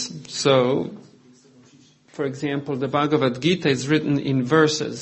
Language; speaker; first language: English; non-native, fluent; Croatian